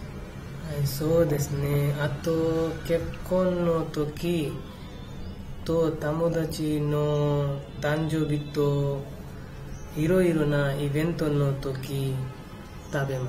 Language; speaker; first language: Japanese; non-native, learner; Nepali